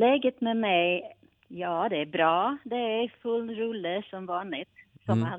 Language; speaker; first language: Swedish; non-native, fluent; English